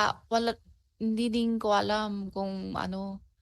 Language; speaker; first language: Filipino; non-native, learner; Chinese